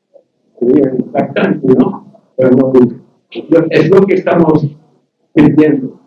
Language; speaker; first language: Spanish; non-native, learner; English